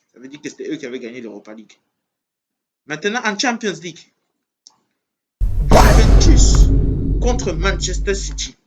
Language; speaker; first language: French; native; French